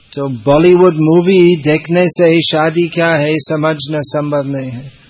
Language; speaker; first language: Hindi; non-native, fluent; English